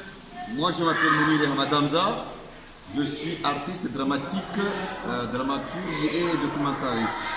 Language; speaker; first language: French; non-native, local second language; Comorian